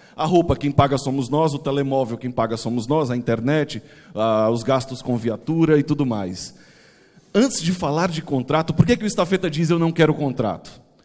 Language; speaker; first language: Portuguese; native; Portuguese